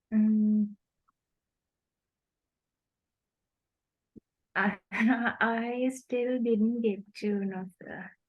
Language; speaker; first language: English; non-native, learner; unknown